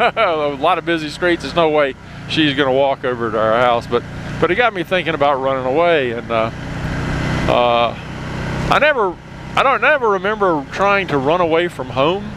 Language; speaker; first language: English; native; English